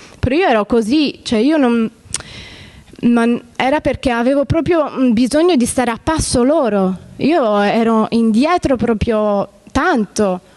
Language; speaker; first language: Italian; early bilingual, other home language; Spanish